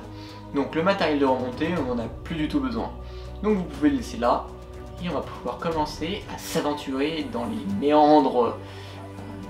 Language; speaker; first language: French; native; French